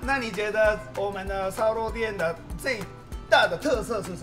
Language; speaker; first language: Chinese; non-native, fluent; Japanese